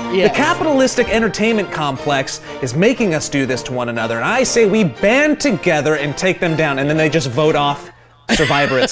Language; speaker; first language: English; native; English